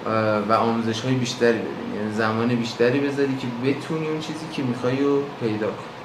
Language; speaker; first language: Persian; native; Persian